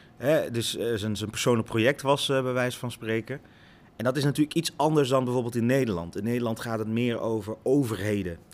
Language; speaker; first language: Dutch; early bilingual, other home language; Lingala